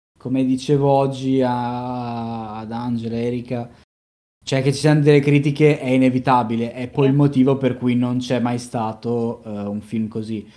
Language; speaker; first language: Italian; native; Italian